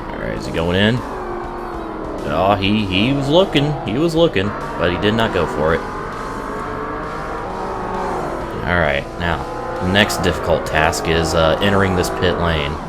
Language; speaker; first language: English; native; English